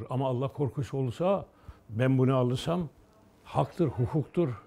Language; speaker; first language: Turkish; native; Turkish